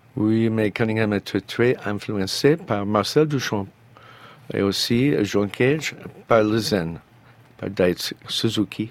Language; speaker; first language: French; non-native, learner; English